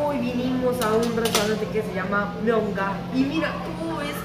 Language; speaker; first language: Spanish; early bilingual, other home language; Korean